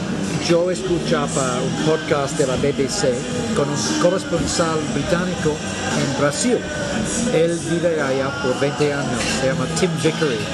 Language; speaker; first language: Spanish; non-native, fluent; English